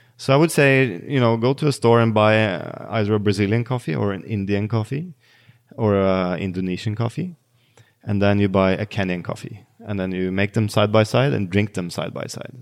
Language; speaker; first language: English; non-native, fluent; Norwegian